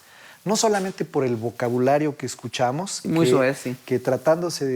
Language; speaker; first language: Spanish; native; Spanish